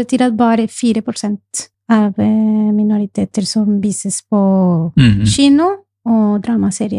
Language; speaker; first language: Norwegian; non-native, fluent; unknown